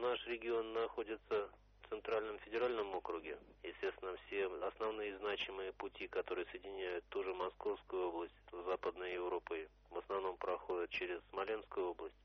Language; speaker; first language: Russian; native; Russian